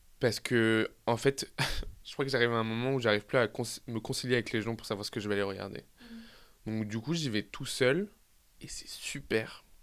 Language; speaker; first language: French; native; French